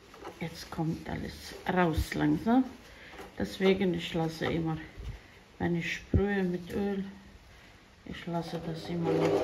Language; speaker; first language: German; non-native, fluent; Croatian